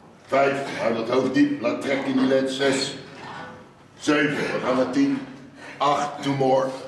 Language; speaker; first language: Dutch; native; Dutch